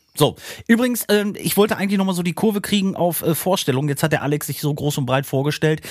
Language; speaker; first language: German; native; German